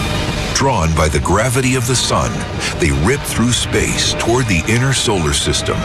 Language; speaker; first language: English; native; English